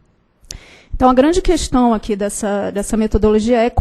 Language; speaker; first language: Portuguese; native; Portuguese